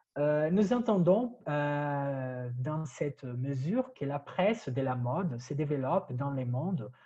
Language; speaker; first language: French; non-native, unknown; Portuguese